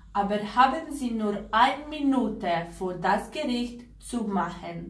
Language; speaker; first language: German; non-native, learner; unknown